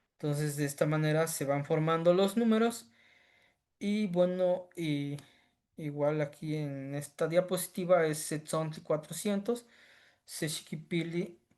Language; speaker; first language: Spanish; native; Spanish